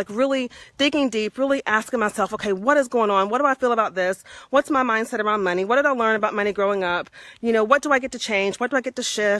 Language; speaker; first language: English; native; English